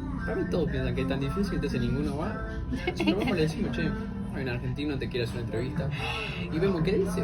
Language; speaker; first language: Spanish; native; Spanish